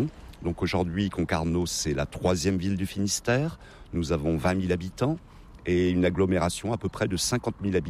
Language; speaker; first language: French; native; French